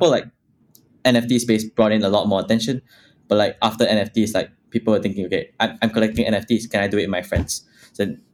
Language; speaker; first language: English; non-native, local second language; Chinese